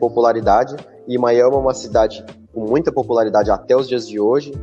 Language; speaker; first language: Portuguese; native; Portuguese